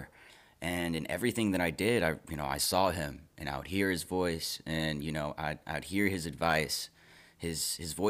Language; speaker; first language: English; native; English